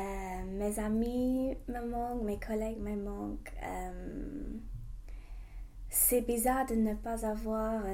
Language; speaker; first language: French; non-native, fluent; English